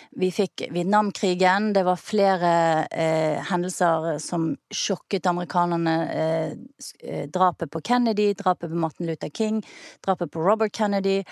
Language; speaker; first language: Norwegian; native; Norwegian